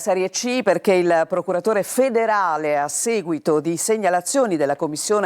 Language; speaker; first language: Italian; native; Italian